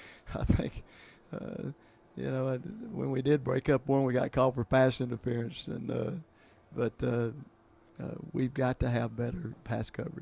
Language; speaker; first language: English; native; English